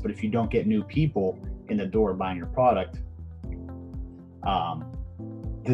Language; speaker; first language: English; native; English